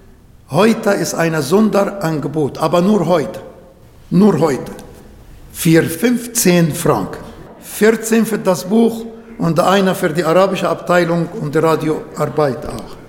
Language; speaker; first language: German; non-native, fluent; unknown